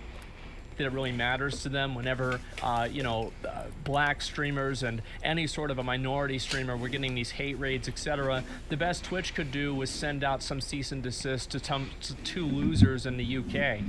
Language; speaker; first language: English; native; English